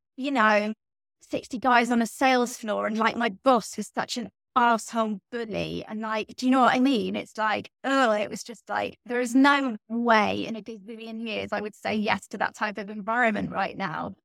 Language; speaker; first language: English; native; English